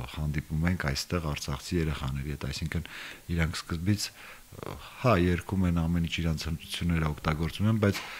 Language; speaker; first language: Armenian; native; Armenian